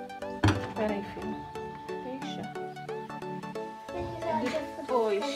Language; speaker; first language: Portuguese; non-native, local second language; Tetum